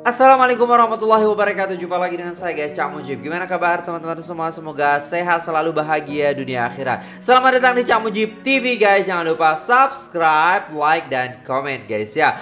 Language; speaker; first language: Indonesian; native; Indonesian